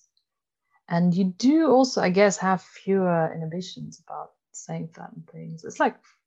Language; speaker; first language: English; non-native, fluent; German